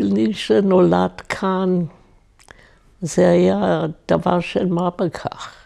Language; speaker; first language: Hebrew; non-native, fluent; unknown